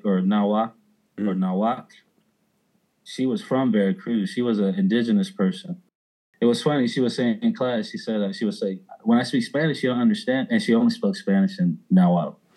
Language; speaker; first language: English; early bilingual, other home language; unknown